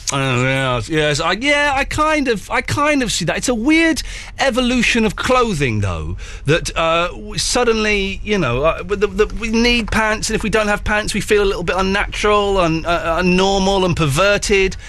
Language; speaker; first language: English; native; English